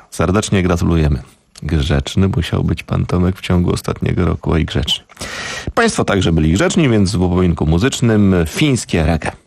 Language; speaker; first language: Polish; native; Polish